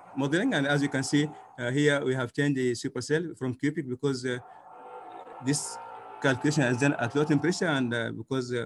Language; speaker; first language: English; non-native, fluent; Arabic